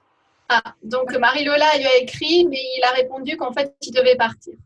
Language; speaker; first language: French; native; French